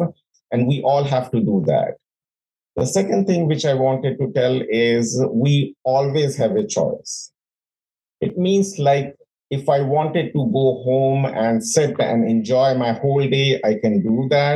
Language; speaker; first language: English; non-native, local second language; Hindi